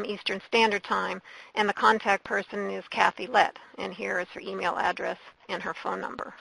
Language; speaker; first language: English; native; English